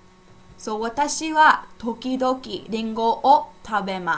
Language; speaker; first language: Japanese; non-native, fluent; English